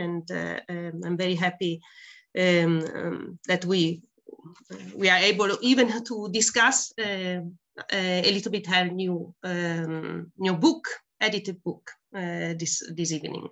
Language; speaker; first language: English; non-native, fluent; Italian